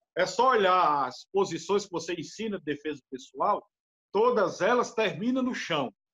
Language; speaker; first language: Portuguese; native; Portuguese